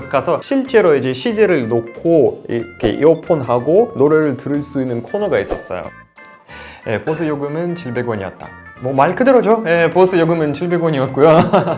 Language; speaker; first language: Korean; non-native, fluent; Russian